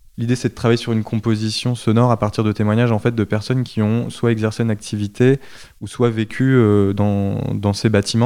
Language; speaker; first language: French; native; French